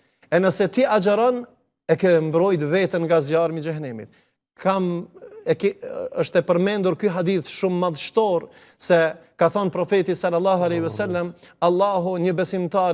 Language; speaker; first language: Albanian; native; Albanian